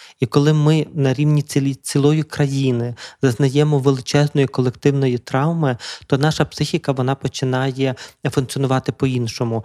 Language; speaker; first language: Ukrainian; native; Ukrainian